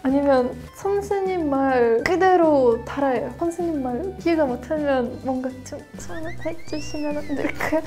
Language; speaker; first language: Korean; non-native, fluent; Russian